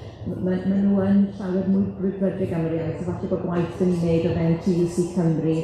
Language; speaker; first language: Welsh; native; Welsh